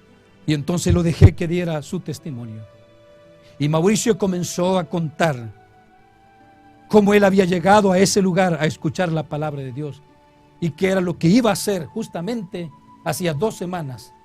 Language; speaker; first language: Spanish; native; Spanish